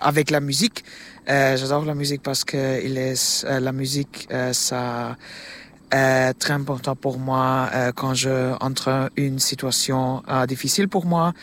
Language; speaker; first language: French; non-native, learner; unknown